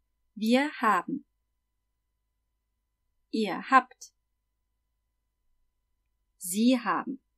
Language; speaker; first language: German; non-native, fluent; English